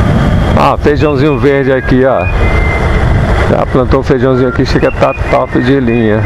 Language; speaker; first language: Portuguese; native; Portuguese